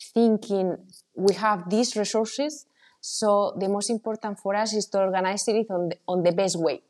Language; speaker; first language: English; non-native, fluent; Spanish